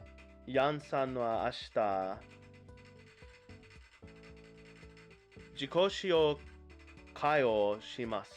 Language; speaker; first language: Japanese; non-native, learner; English